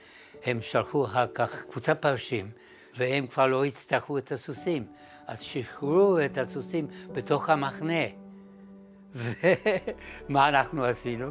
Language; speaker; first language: Hebrew; non-native, fluent; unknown